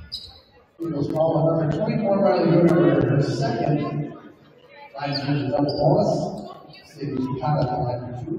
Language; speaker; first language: English; native; English